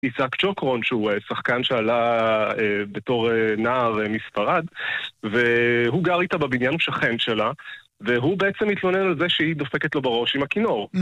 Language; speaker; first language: Hebrew; native; Hebrew